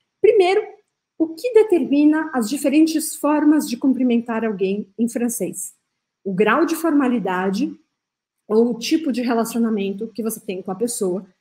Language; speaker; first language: Portuguese; non-native, fluent; French